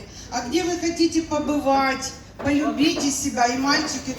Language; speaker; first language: Russian; native; Russian